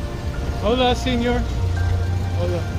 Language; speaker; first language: Spanish; non-native, learner; English